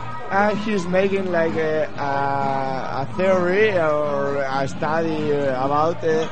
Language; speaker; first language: English; non-native, learner; Spanish